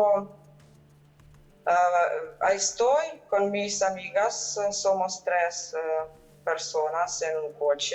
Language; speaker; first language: Spanish; non-native, fluent; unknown